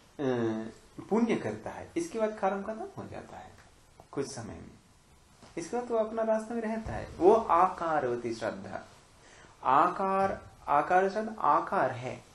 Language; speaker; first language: Hindi; non-native, fluent; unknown